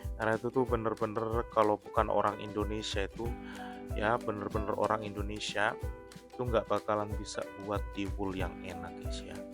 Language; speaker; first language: Indonesian; non-native, local second language; Javanese